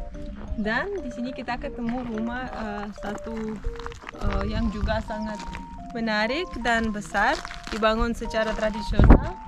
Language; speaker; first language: Indonesian; non-native, fluent; Russian